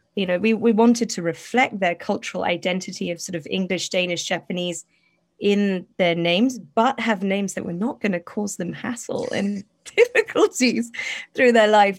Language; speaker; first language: English; native; English